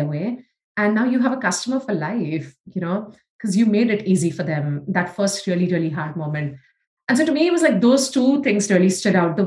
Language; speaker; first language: English; non-native, local second language; Tamil